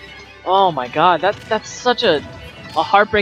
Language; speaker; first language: English; native; English